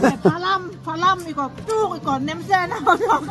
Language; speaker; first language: Korean; non-native, learner; Lao